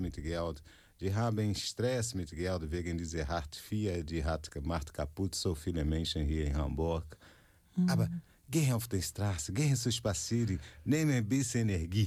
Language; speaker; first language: German; non-native, fluent; Portuguese